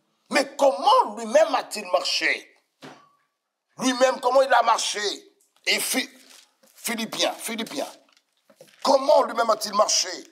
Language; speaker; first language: French; non-native, fluent; Lingala